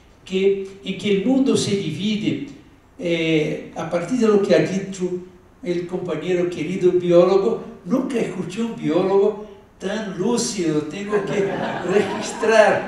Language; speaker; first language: Spanish; non-native, fluent; Portuguese